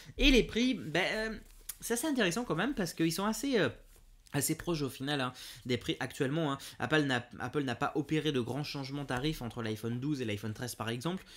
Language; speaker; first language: French; native; French